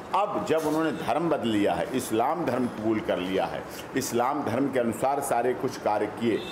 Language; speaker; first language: Hindi; native; Hindi